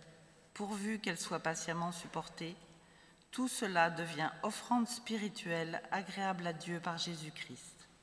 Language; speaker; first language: French; native; French